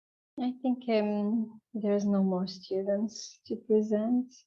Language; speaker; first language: English; non-native, fluent; Portuguese